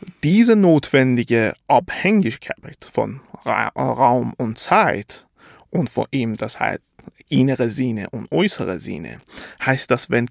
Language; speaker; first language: German; non-native, fluent; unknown